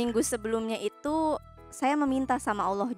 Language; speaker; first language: Indonesian; native; Indonesian